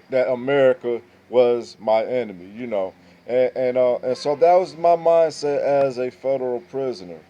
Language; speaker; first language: English; native; English